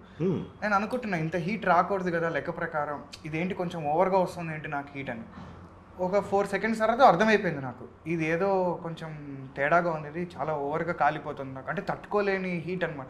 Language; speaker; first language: Telugu; native; Telugu